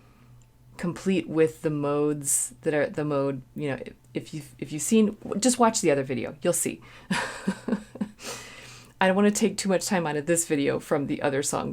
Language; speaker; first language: English; native; English